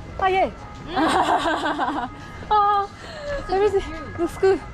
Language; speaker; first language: English; non-native, learner; Korean